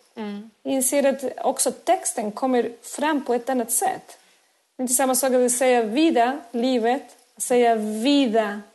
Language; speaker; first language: Swedish; non-native, fluent; Spanish